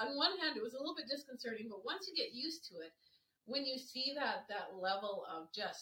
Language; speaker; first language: English; native; English